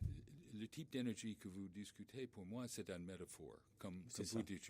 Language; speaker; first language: French; non-native, learner; English